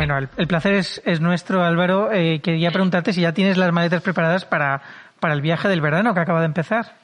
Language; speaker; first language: Spanish; native; Spanish